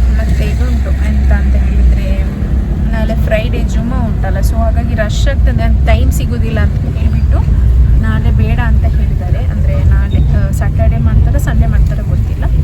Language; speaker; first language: Kannada; native; Kannada